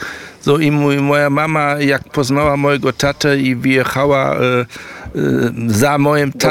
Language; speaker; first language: Polish; early bilingual, heritage; German